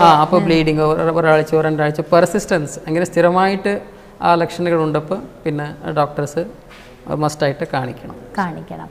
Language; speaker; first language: Malayalam; non-native, fluent; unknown